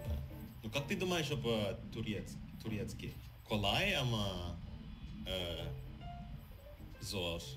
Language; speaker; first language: Russian; non-native, learner; Indonesian